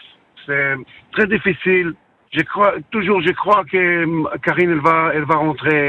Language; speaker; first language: French; non-native, learner; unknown